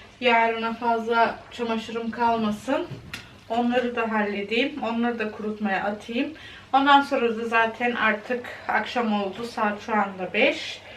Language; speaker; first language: Turkish; early bilingual, heritage; Turkish